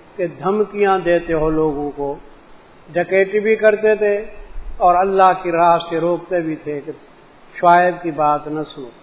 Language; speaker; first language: Urdu; non-native, local second language; Sindhi